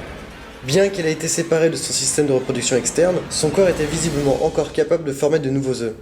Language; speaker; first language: French; native; French